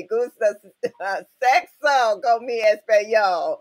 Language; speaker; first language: Spanish; non-native, learner; English